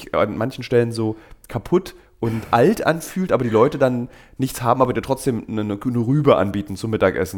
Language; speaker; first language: German; native; German